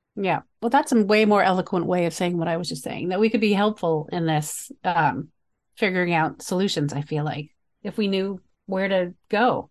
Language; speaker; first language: English; native; English